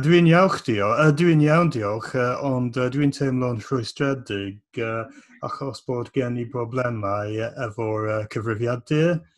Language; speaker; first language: Welsh; non-native, fluent; English